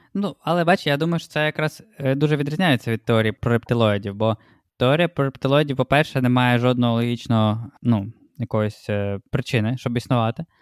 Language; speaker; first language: Ukrainian; non-native, local second language; Russian